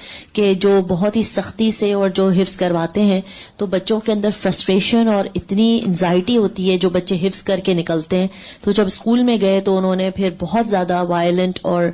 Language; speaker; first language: Urdu; native; Urdu